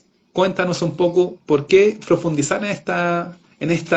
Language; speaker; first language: Spanish; native; Spanish